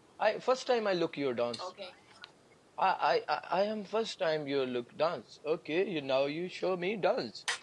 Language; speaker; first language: English; non-native, learner; Punjabi